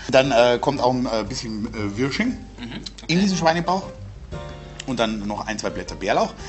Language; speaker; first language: German; native; German